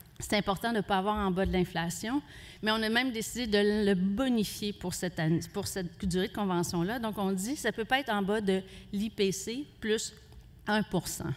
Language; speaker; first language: French; native; French